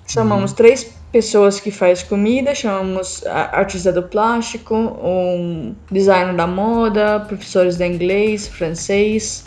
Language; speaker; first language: Portuguese; non-native, learner; Arabic